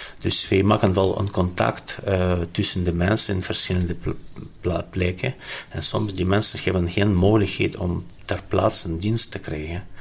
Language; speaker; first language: Dutch; non-native, fluent; Ukrainian